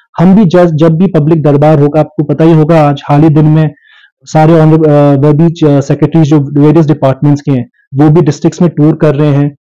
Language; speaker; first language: Hindi; non-native, local second language; Sherpa